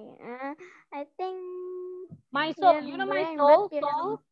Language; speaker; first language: English; non-native, learner; Indonesian